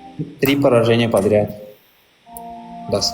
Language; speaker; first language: Russian; non-native, local second language; Turkmen